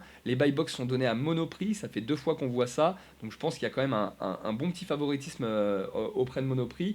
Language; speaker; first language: French; native; French